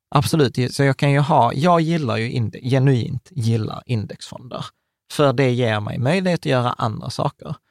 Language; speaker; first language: Swedish; early bilingual, other home language; Czech